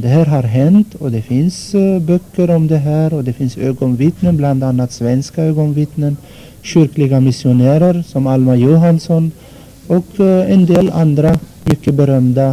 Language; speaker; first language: Swedish; non-native, fluent; Armenian